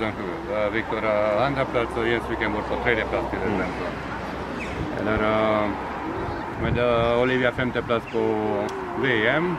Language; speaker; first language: Swedish; non-native, learner; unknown